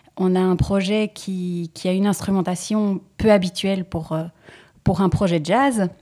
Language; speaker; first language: French; native; French